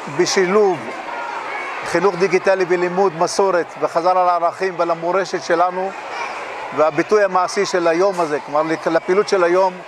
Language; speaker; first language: Hebrew; non-native, local second language; Arabic